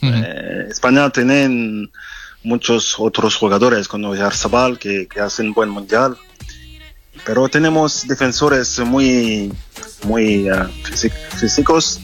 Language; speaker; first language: Spanish; non-native, fluent; French